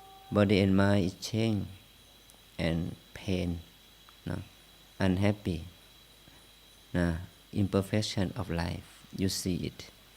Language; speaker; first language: English; non-native, learner; Thai